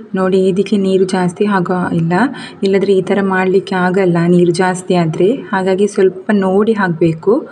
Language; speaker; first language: Kannada; non-native, local second language; Tulu